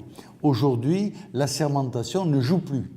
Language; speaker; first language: French; native; French